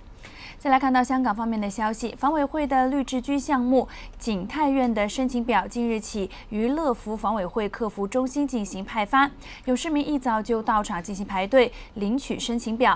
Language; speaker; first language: Chinese; non-native, local second language; Cantonese